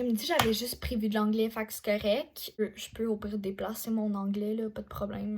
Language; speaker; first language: French; native; French